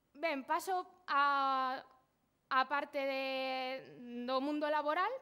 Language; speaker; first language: Galician; non-native, local second language; Spanish